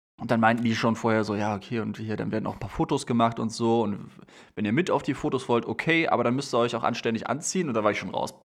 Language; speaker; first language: German; native; German